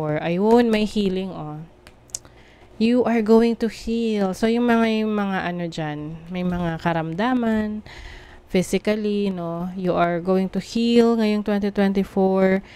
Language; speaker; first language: Filipino; native; Filipino